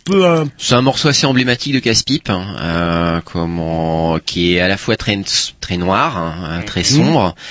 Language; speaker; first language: French; native; French